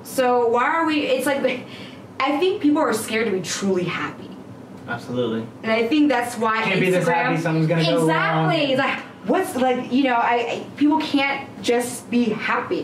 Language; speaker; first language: English; native; English